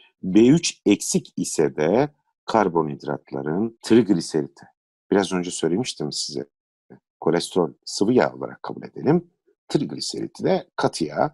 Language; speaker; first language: Turkish; native; Turkish